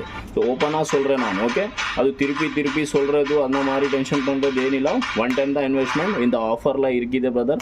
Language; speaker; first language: Tamil; non-native, local second language; Kannada